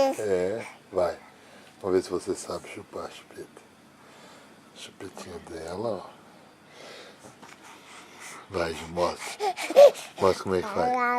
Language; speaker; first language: Portuguese; native; Portuguese